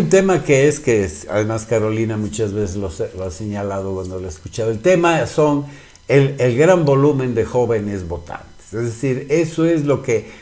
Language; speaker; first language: Spanish; native; Spanish